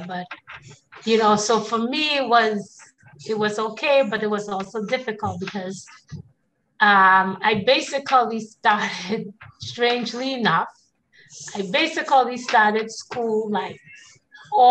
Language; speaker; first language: English; native; English